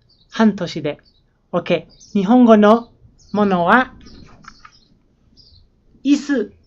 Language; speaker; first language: Japanese; non-native, learner; English